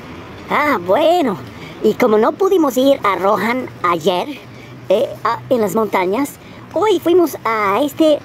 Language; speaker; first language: Spanish; non-native, learner; English